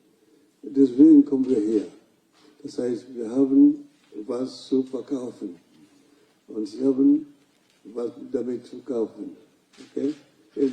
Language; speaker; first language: German; non-native, fluent; Luo (Kenya and Tanzania)